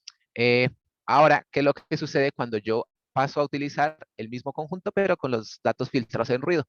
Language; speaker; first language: Spanish; native; Spanish